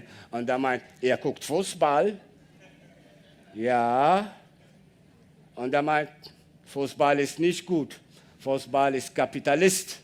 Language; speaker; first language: German; non-native, learner; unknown